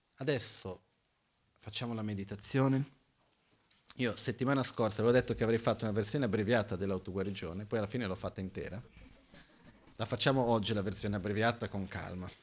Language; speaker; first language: Italian; non-native, fluent; Portuguese